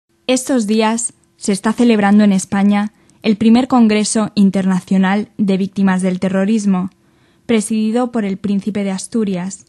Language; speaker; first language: Spanish; native; Spanish